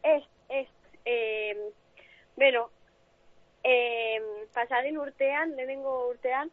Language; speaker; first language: Basque; non-native, local second language; Spanish